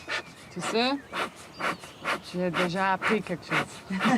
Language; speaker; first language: French; non-native, learner; German